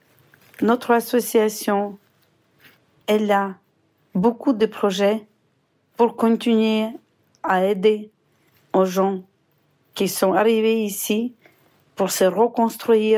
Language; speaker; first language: French; non-native, fluent; Ukrainian